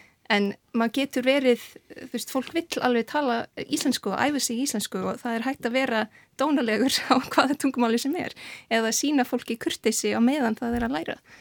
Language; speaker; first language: Icelandic; non-native, fluent; Serbian